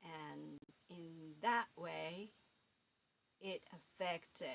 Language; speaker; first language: English; non-native, fluent; Japanese